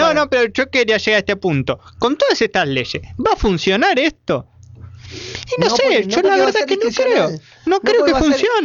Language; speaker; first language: Spanish; native; Spanish